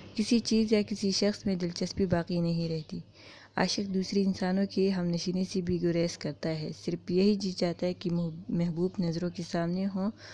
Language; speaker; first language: Urdu; non-native, local second language; Pashto